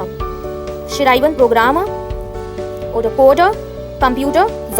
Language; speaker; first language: German; non-native, fluent; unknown